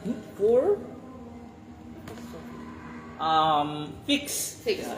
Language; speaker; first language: English; non-native, fluent; Indonesian